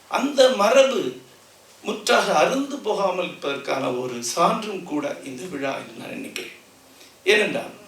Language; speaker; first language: Tamil; non-native, local second language; Malayalam